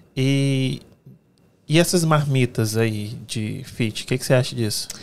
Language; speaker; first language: Portuguese; native; Portuguese